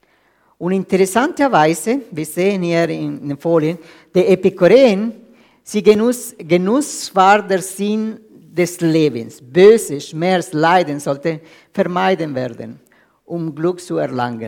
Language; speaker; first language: German; non-native, fluent; Spanish